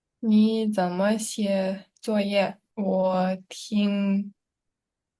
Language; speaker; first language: Chinese; non-native, learner; Russian